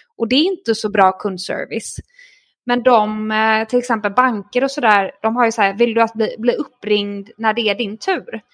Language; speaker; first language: Swedish; native; Swedish